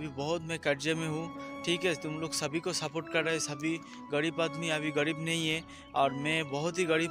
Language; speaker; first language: Hindi; non-native, local second language; Bangla